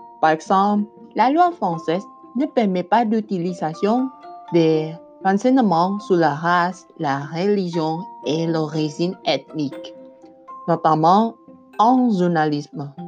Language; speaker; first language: French; non-native, learner; Indonesian